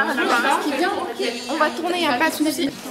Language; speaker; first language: French; non-native, fluent; English